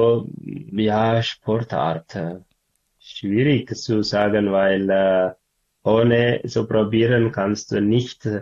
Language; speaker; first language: German; non-native, learner; Tigrinya